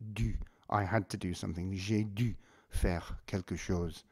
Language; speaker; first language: French; non-native, fluent; English